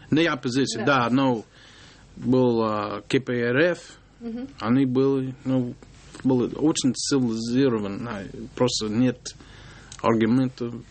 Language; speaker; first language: Russian; non-native, learner; English